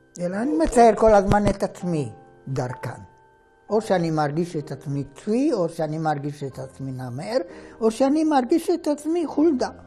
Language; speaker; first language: Hebrew; non-native, fluent; Romanian